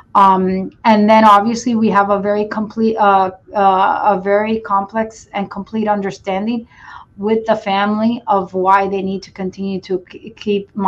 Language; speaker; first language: English; non-native, fluent; Spanish